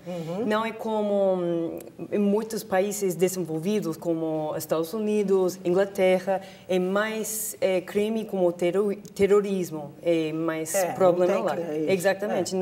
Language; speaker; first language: Portuguese; non-native, fluent; English